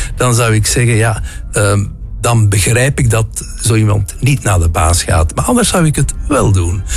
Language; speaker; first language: Dutch; native; Dutch